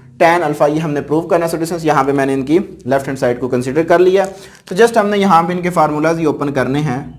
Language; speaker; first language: Urdu; native; Urdu